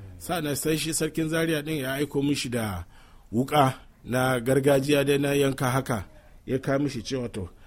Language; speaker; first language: Hausa; non-native, local second language; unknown